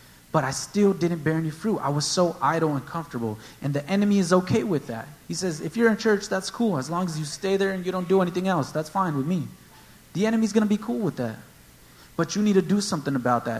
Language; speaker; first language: English; early bilingual, other home language; Spanish